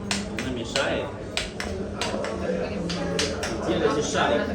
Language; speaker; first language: Russian; non-native, learner; Chinese